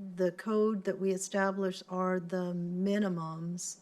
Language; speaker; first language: English; non-native, local second language; Cantonese